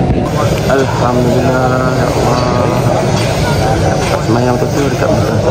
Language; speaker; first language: Malay; native; Malay